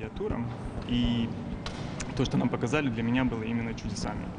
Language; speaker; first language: Russian; non-native, fluent; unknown